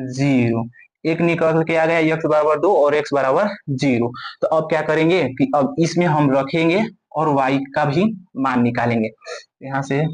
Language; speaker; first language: Hindi; native; Hindi